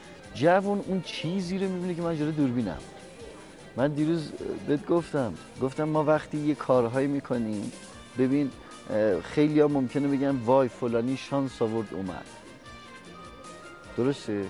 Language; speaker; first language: Persian; native; Persian